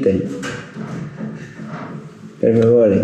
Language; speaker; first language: Italian; non-native, learner; English